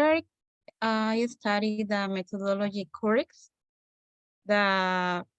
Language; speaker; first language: English; non-native, learner; Spanish